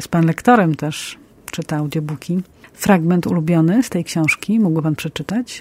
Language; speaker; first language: Polish; native; Polish